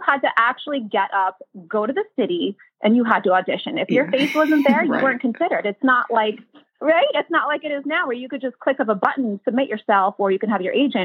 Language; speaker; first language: English; native; English